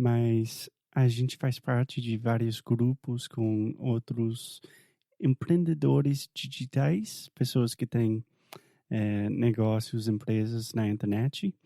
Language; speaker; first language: Portuguese; non-native, fluent; English